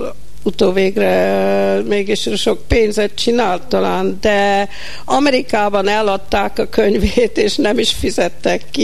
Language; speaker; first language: Hungarian; early bilingual, heritage; Hungarian